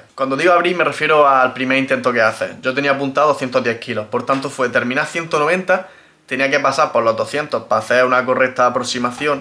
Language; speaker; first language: Spanish; native; Spanish